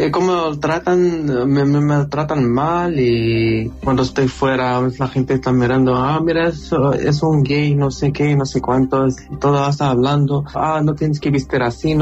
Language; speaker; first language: Spanish; non-native, learner; Arabic